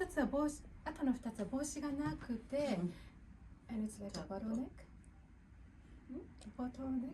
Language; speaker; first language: Japanese; native; Japanese